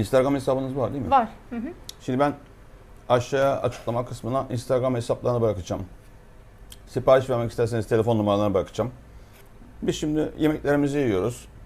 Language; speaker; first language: Turkish; native; Turkish